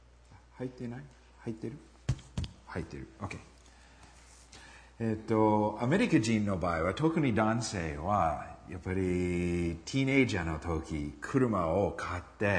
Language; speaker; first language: Japanese; non-native, fluent; English